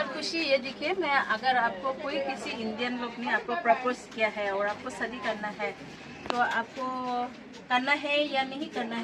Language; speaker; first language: Hindi; non-native, local second language; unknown